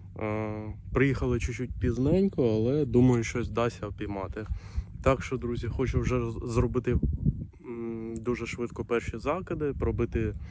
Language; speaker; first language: Ukrainian; non-native, local second language; Russian